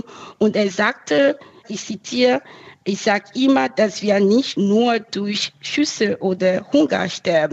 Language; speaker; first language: German; non-native, fluent; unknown